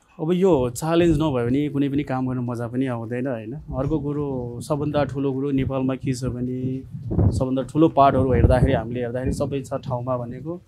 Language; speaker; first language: Nepali; non-native, local second language; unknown